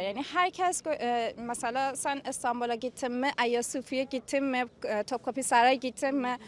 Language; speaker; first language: Turkish; non-native, learner; Persian